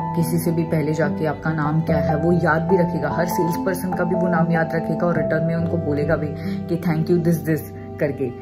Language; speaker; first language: Hindi; non-native, local second language; Marathi